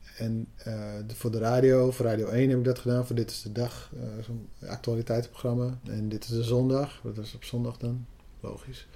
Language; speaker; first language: Dutch; non-native, local second language; Western Frisian